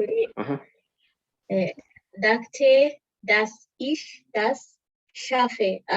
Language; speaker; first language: German; non-native, learner; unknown